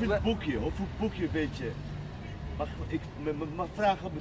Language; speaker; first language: Dutch; non-native, learner; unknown